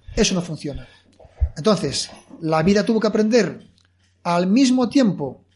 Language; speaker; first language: Spanish; native; Spanish